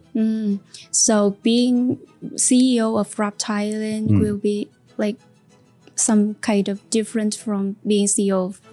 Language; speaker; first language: English; non-native, fluent; Vietnamese